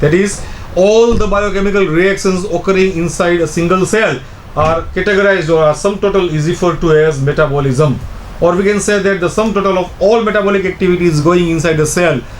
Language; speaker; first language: English; non-native, local second language; Gujarati